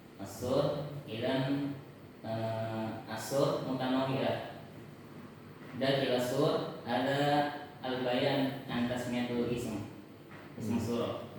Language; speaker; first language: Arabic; non-native, learner; Indonesian